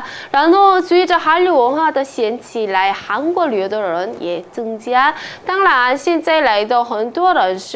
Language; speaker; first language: Chinese; non-native, fluent; Korean